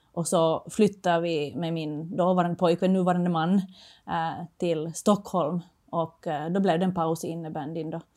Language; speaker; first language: Swedish; native; Swedish